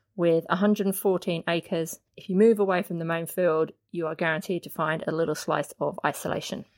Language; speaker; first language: English; native; English